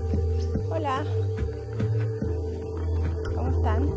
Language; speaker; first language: Spanish; non-native, fluent; French